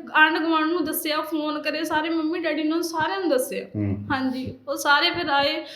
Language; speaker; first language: Punjabi; native; Punjabi